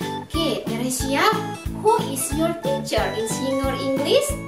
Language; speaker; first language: English; non-native, fluent; Indonesian